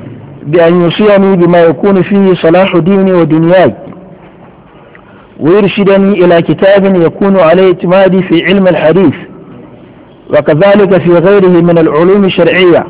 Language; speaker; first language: Arabic; non-native, fluent; Hausa